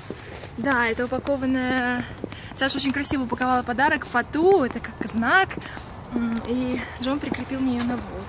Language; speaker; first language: Russian; native; Russian